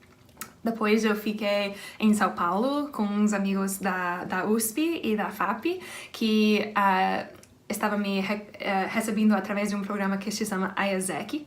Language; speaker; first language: Portuguese; non-native, fluent; English